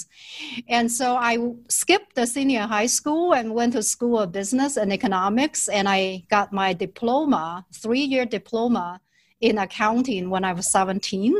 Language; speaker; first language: English; non-native, fluent; Chinese